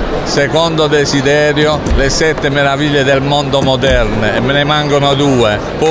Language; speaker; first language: Italian; native; Italian